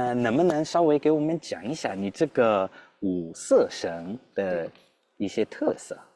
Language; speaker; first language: Chinese; non-native, fluent; English